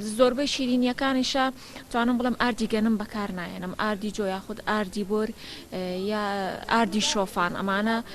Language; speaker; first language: Central Kurdish; non-native, local second language; Gurani